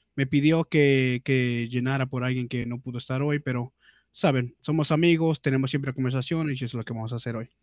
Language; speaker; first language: Spanish; early bilingual, heritage; Spanish